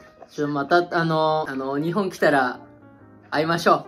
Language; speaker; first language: Japanese; native; Japanese